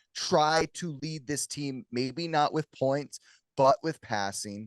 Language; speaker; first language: English; native; English